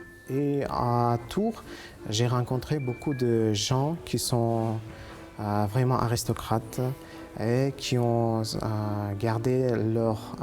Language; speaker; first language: French; non-native, fluent; Uzbek